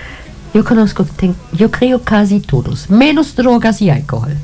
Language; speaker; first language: Spanish; non-native, fluent; German